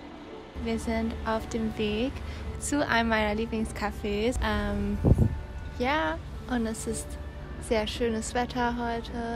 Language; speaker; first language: German; non-native, fluent; English